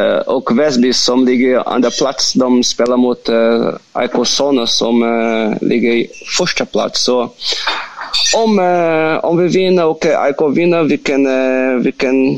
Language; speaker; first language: Swedish; non-native, learner; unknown